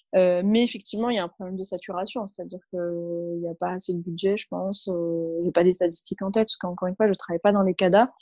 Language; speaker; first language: French; early bilingual, other home language; Arabic